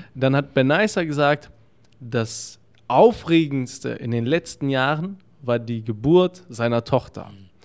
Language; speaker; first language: German; early bilingual, other home language; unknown